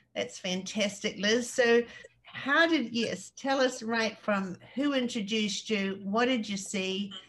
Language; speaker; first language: English; native; English